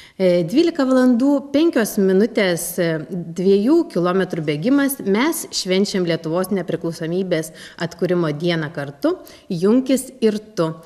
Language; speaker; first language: Lithuanian; native; Lithuanian